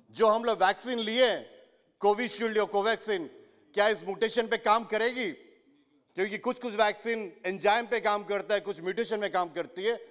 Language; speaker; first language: Hindi; non-native, local second language; Odia